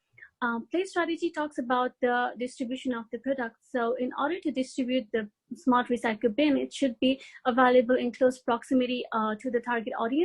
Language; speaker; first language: English; non-native, fluent; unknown